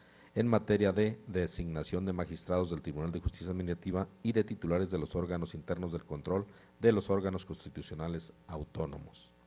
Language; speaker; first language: Spanish; native; Spanish